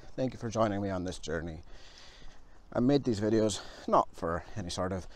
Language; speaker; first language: English; native; English